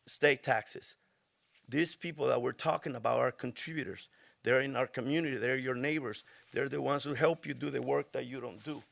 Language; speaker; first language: English; early bilingual, other home language; Spanish